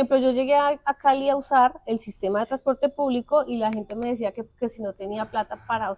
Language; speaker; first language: Spanish; native; Spanish